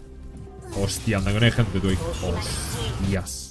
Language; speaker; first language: Spanish; native; Spanish